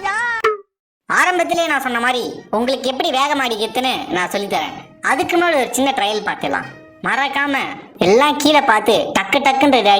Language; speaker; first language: Tamil; native; Tamil